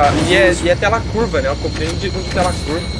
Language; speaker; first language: Portuguese; native; Portuguese